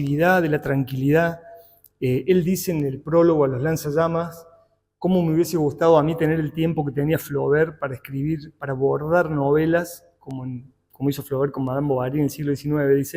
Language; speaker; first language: Spanish; native; Spanish